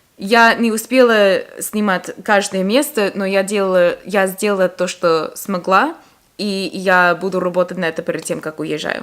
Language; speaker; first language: Russian; non-native, fluent; English